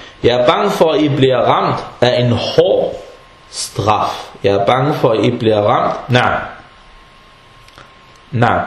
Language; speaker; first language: Danish; non-native, fluent; Arabic